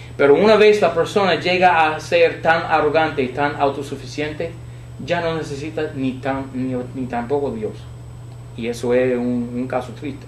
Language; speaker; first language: Spanish; non-native, fluent; English